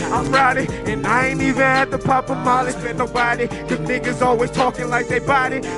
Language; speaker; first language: English; native; English